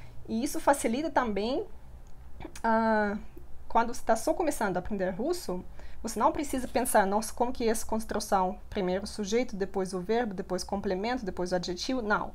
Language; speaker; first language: Portuguese; non-native, fluent; Russian